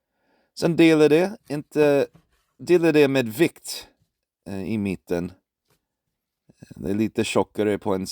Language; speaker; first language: Swedish; non-native, fluent; English